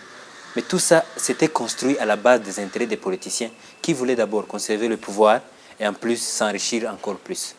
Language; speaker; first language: French; non-native, local second language; Kinyarwanda